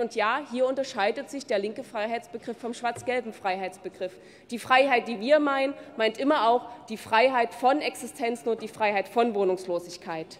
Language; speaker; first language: German; native; German